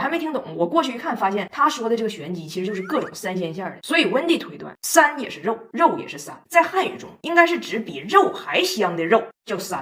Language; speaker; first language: Chinese; native; Chinese